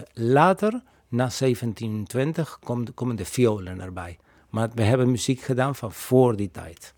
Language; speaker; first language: Dutch; non-native, fluent; Spanish